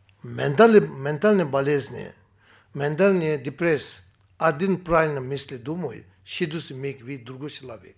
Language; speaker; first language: Russian; non-native, learner; Tibetan